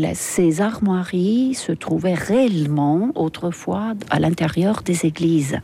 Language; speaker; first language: French; non-native, fluent; Estonian